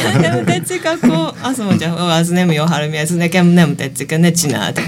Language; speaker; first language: Hungarian; non-native, learner; Japanese